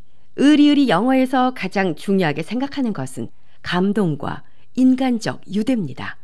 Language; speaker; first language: Korean; native; Korean